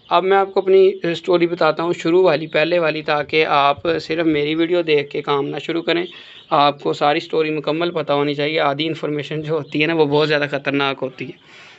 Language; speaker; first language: Urdu; native; Urdu